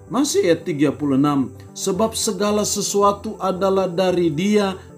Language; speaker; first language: Indonesian; native; Indonesian